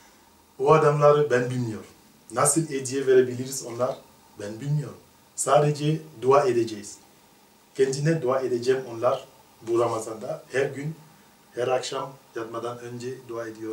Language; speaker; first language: Turkish; non-native, learner; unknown